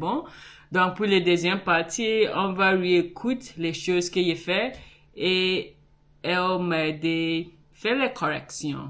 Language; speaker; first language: French; non-native, learner; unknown